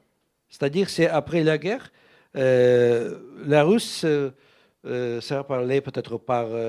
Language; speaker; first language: French; non-native, fluent; Russian